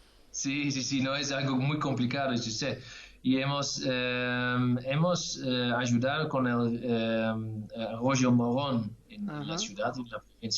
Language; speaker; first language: Spanish; non-native, fluent; Dutch